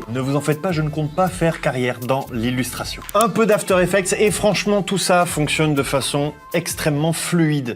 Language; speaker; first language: French; native; French